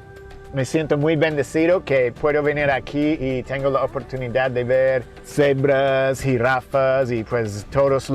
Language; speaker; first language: Spanish; non-native, fluent; English